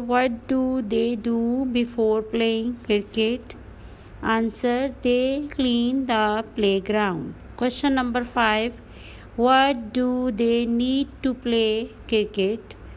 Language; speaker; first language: English; non-native, local second language; Urdu